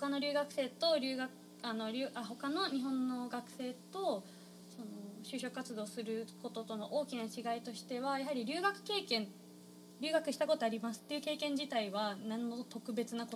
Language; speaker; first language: Japanese; native; Japanese